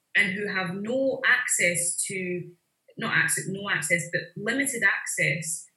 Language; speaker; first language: English; native; English